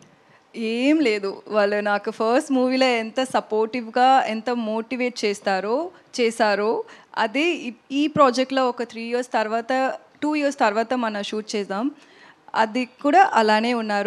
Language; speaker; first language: Telugu; non-native, learner; Tamil